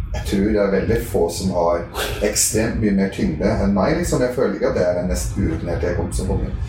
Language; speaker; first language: Norwegian; early bilingual, other home language; Arabic